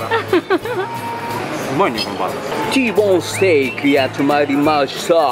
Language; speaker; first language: Japanese; native; Japanese